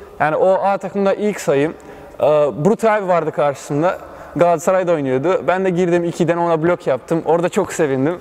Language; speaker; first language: Turkish; early bilingual, other home language; Bosnian